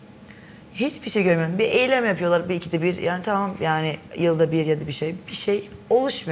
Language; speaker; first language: Turkish; early bilingual, heritage; Turkish